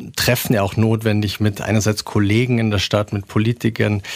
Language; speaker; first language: German; native; German